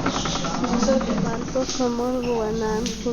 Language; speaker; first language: Persian; non-native, learner; Urdu